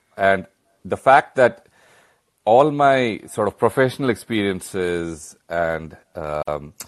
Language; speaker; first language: English; non-native, local second language; Hindi